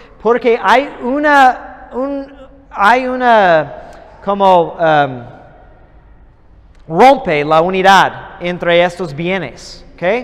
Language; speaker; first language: Spanish; non-native, fluent; English